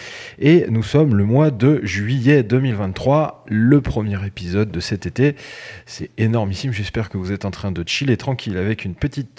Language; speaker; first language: French; native; French